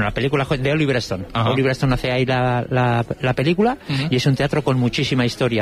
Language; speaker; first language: Spanish; native; Spanish